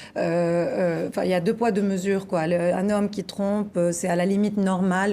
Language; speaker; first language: French; non-native, local second language; Arabic